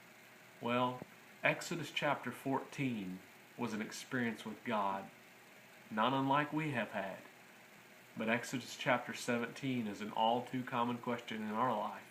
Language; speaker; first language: English; native; English